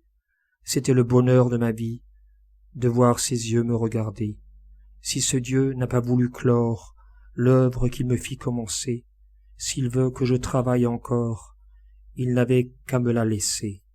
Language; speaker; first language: French; native; French